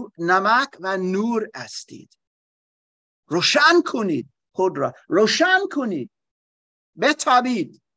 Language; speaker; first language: Persian; non-native, learner; German